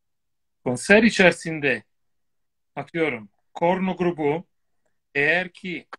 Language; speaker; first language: Turkish; non-native, fluent; Italian